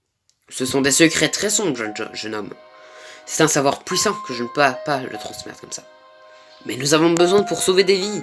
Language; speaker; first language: French; native; French